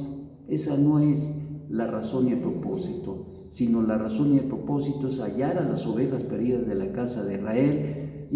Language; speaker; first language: Spanish; native; Spanish